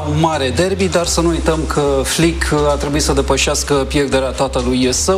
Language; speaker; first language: Romanian; native; Romanian